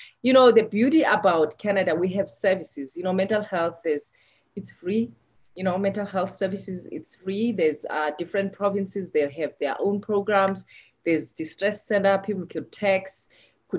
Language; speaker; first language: English; non-native, local second language; Xhosa